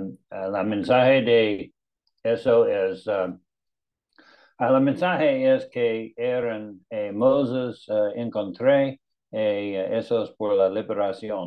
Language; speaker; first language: Spanish; non-native, learner; English